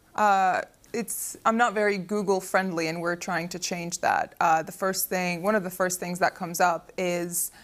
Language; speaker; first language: English; early bilingual, other home language; Arabic